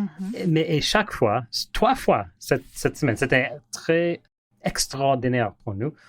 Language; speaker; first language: French; non-native, learner; English